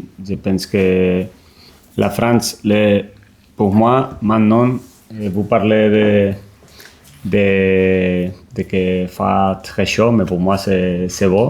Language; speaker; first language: French; non-native, learner; Spanish